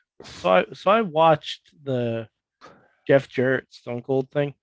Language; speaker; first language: English; native; English